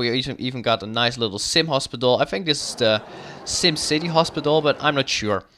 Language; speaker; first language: English; non-native, fluent; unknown